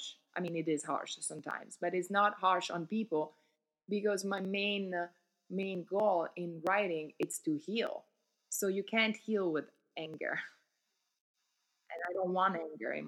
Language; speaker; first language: English; non-native, fluent; Italian